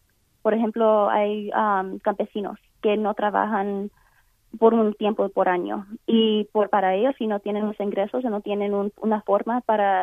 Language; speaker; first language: Spanish; early bilingual, heritage; Spanish